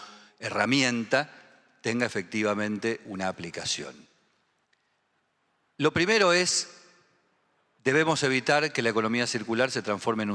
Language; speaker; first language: Spanish; native; Spanish